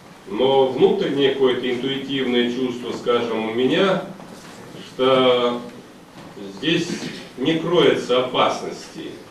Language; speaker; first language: Russian; native; Russian